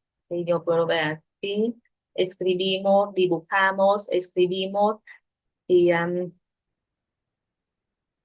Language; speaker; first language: Spanish; non-native, fluent; Vietnamese